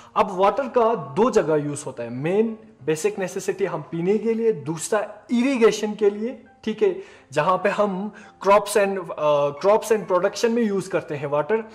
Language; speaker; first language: Hindi; non-native, local second language; Ladakhi